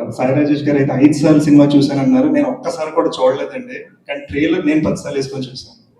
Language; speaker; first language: Telugu; early bilingual, heritage; Telugu